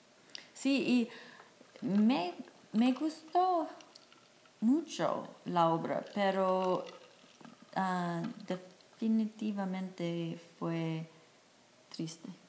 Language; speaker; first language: Spanish; non-native, fluent; English